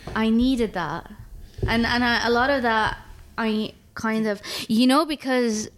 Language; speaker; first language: English; early bilingual, other home language; Arabic